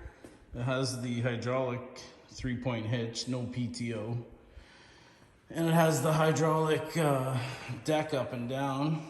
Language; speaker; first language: English; native; English